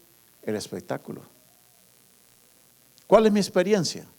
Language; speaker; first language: Spanish; native; Spanish